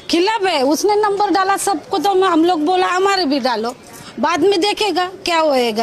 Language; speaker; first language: Hindi; non-native, local second language; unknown